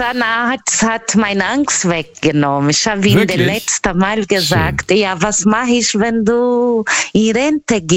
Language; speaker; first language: German; non-native, fluent; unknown